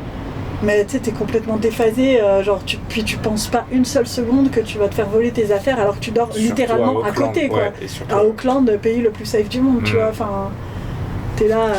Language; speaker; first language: French; native; French